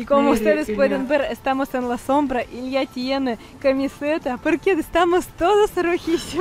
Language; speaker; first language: Spanish; non-native, fluent; Russian